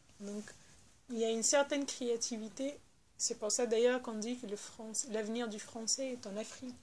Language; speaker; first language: French; non-native, local second language; Arabic